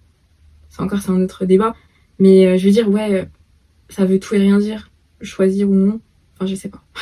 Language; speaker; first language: French; native; French